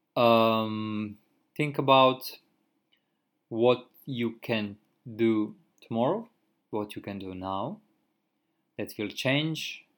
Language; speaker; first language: English; non-native, fluent; Croatian